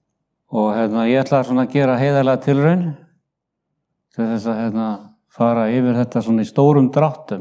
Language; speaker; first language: Icelandic; native; Icelandic